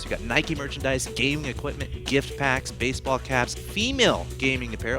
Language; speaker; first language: English; native; English